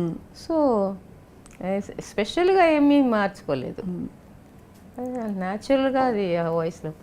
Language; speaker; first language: Telugu; non-native, local second language; Tamil